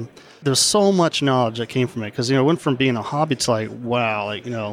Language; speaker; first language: English; native; English